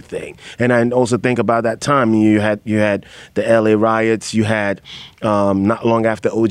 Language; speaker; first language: English; non-native, local second language; Akan